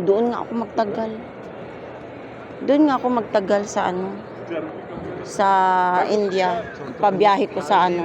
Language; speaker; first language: Filipino; non-native, local second language; Cebuano